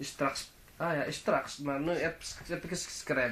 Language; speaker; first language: Dutch; non-native, learner; Filipino